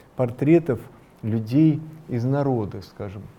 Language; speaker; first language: Russian; native; Russian